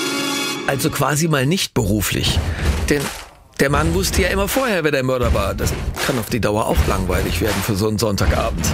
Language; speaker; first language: German; native; German